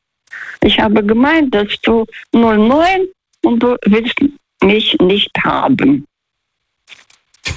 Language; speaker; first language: German; non-native, fluent; Russian